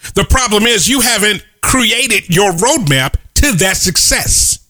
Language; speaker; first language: English; native; English